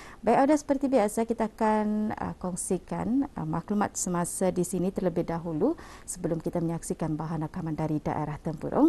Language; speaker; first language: Malay; native; Malay